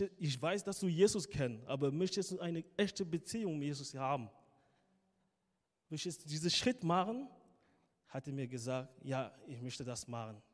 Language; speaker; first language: German; non-native, fluent; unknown